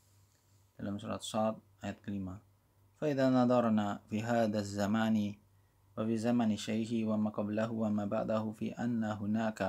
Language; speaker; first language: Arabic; non-native, fluent; Indonesian